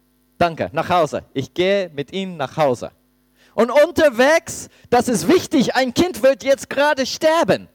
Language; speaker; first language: German; non-native, fluent; English